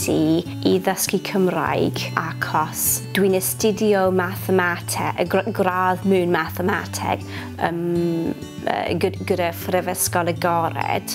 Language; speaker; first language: Welsh; non-native, learner; English